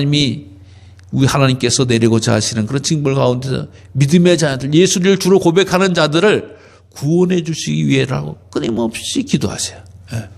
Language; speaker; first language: Korean; native; Korean